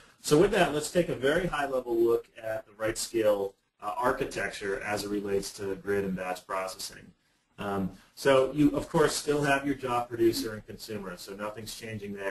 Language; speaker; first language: English; native; English